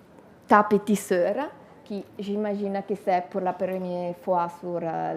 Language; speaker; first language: French; non-native, learner; Italian